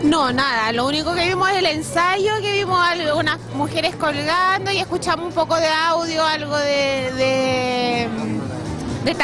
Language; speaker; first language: Spanish; native; Spanish